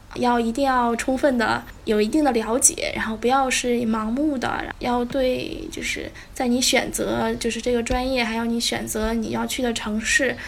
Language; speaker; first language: Chinese; native; Chinese